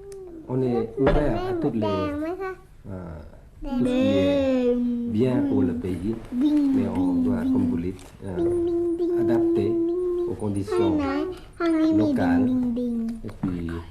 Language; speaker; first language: French; early bilingual, other home language; Thai